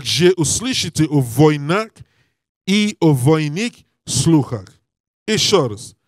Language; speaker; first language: Russian; non-native, learner; English